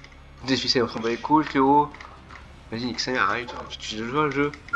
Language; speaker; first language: French; native; French